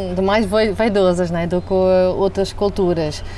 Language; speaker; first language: Portuguese; non-native, fluent; Dutch